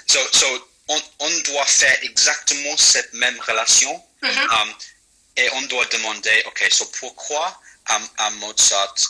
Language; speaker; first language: French; non-native, fluent; English